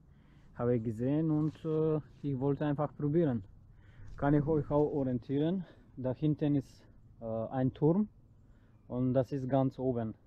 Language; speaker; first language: German; non-native, learner; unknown